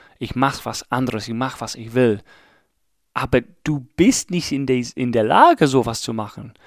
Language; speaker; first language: German; non-native, fluent; English